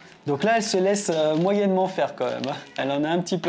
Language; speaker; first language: French; native; French